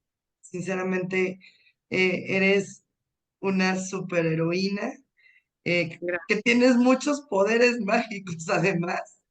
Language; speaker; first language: Spanish; native; Spanish